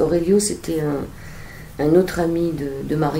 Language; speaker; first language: French; native; French